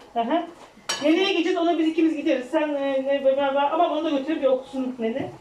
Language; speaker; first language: Turkish; native; Turkish